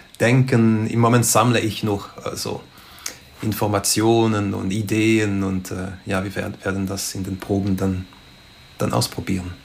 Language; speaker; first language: German; non-native, local second language; French